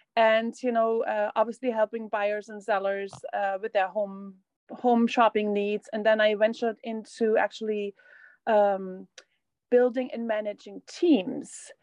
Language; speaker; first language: English; non-native, fluent; German